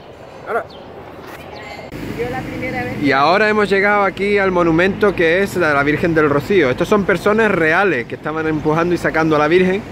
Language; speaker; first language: Spanish; native; Spanish